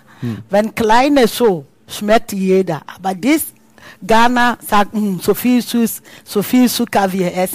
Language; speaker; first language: German; non-native, learner; Akan